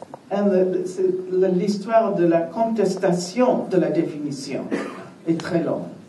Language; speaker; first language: French; non-native, fluent; English